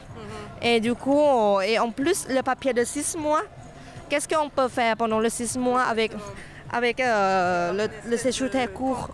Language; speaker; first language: French; non-native, fluent; Thai